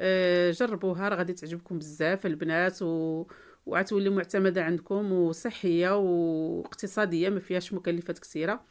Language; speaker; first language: Arabic; native; Arabic